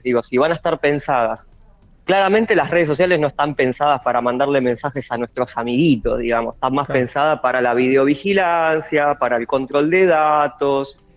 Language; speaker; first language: Spanish; native; Spanish